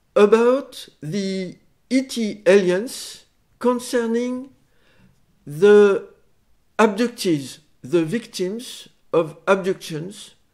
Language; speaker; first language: English; non-native, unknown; French